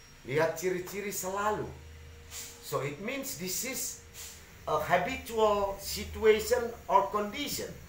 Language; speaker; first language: English; non-native, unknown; Indonesian